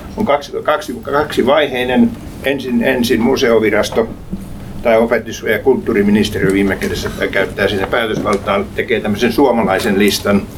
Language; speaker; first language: Finnish; native; Finnish